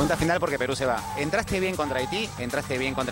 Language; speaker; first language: Spanish; native; Spanish